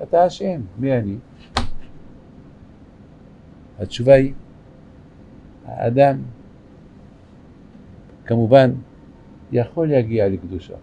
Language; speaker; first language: Hebrew; non-native, fluent; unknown